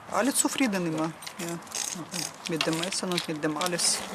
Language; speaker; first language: German; non-native, learner; Russian